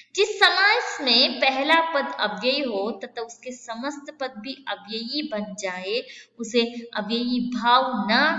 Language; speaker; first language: Hindi; non-native, local second language; Kannada